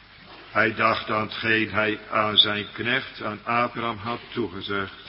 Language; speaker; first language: Dutch; native; Dutch